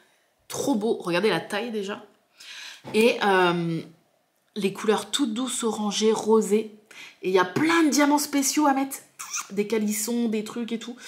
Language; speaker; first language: French; native; French